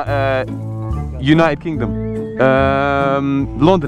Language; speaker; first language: Portuguese; non-native, learner; English